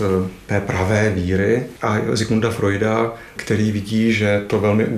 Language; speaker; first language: Czech; native; Czech